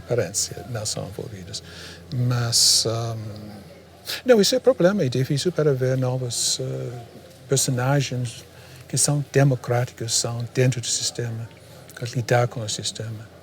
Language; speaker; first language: Portuguese; non-native, fluent; English